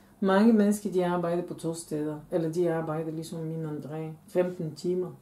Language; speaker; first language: Danish; non-native, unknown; Bulgarian